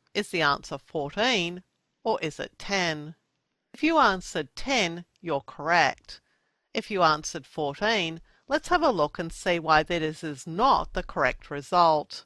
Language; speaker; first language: English; native; English